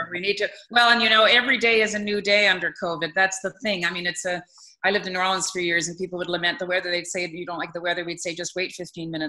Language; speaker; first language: English; native; English